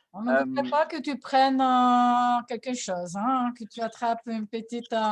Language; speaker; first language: French; non-native, fluent; Italian